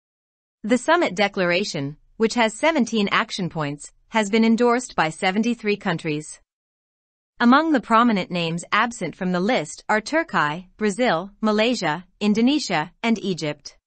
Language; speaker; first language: English; non-native, local second language; Urdu